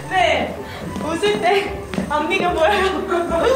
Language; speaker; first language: Korean; native; Korean